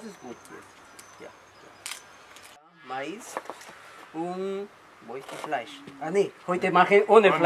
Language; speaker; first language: German; non-native, learner; Spanish